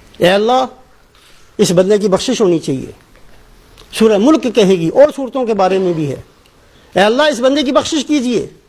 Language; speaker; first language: Urdu; non-native, local second language; Punjabi